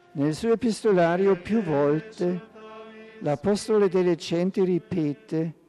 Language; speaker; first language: Italian; non-native, fluent; German